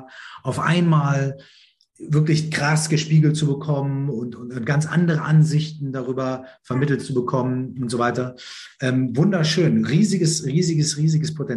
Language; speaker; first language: German; native; German